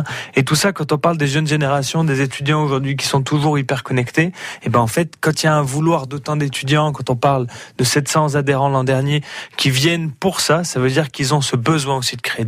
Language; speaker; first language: French; native; French